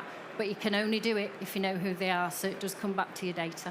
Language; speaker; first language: English; native; English